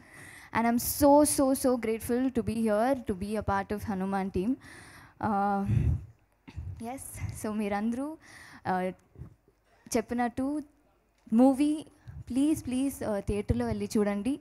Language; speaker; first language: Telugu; non-native, learner; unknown